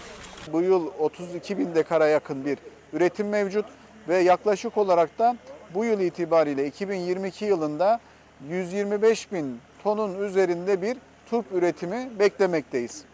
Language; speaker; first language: Turkish; native; Turkish